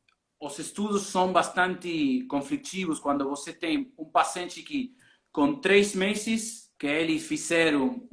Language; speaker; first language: Portuguese; non-native, learner; Spanish